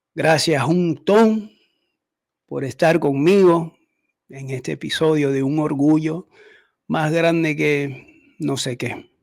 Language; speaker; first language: Spanish; early bilingual, heritage; Spanish